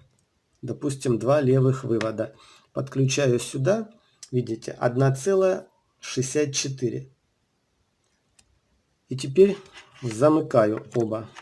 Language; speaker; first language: Russian; native; Russian